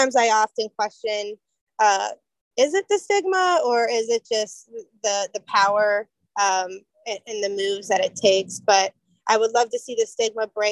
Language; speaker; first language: English; native; English